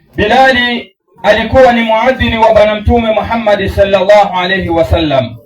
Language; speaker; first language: Swahili; non-native, local second language; Luyia